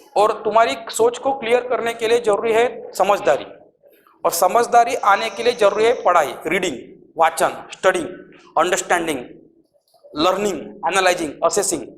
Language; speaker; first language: Hindi; non-native, local second language; Marathi